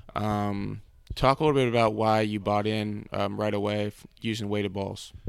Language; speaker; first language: English; native; English